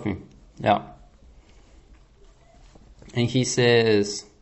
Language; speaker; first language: English; non-native, fluent; Spanish